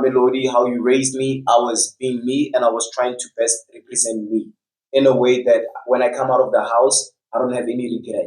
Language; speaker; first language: English; non-native, local second language; Tswana